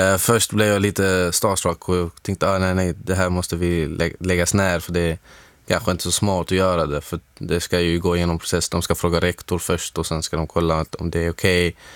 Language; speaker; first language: Swedish; non-native, fluent; Arabic